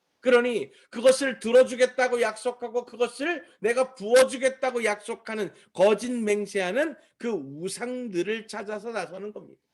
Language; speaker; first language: Korean; native; Korean